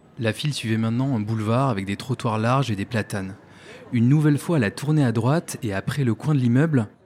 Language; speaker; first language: French; native; French